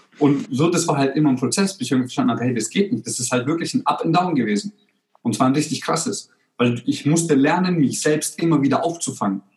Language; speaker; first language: German; early bilingual, other home language; Croatian